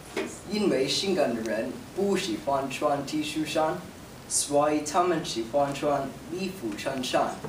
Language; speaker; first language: Chinese; non-native, learner; English